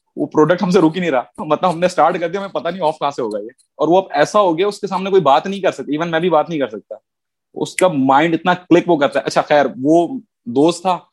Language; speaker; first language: Urdu; native; Urdu